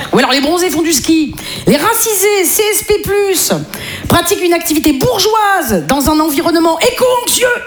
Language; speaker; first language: French; native; French